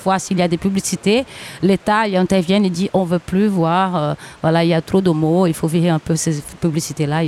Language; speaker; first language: French; non-native, fluent; Portuguese